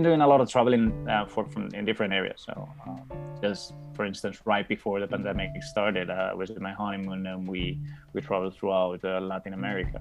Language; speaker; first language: English; non-native, fluent; Spanish